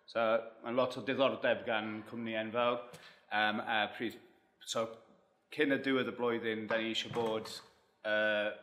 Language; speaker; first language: Welsh; non-native, learner; English